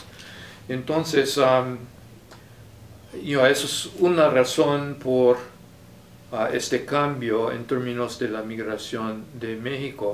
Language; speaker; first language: Spanish; non-native, fluent; English